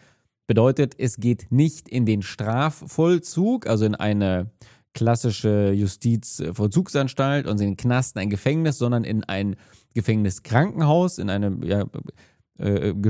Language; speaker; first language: German; native; German